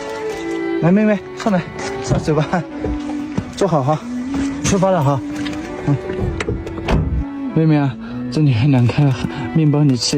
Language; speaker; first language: Chinese; native; Chinese